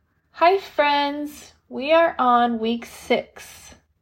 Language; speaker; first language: English; native; English